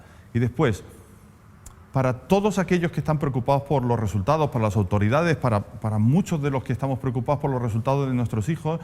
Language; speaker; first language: Spanish; native; Spanish